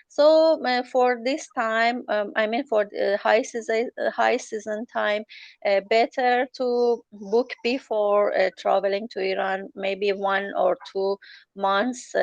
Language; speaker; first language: English; non-native, learner; Persian